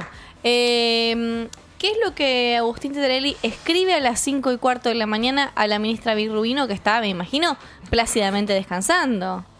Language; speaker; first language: Spanish; native; Spanish